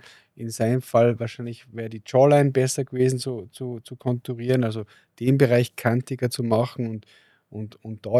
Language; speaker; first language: German; native; German